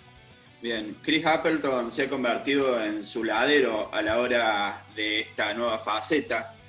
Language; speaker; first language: Spanish; native; Spanish